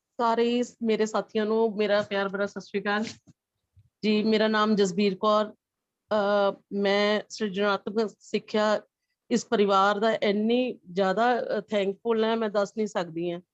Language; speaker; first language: Punjabi; non-native, local second language; Hindi